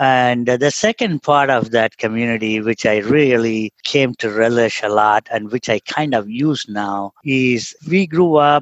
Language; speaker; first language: English; non-native, local second language; Tamil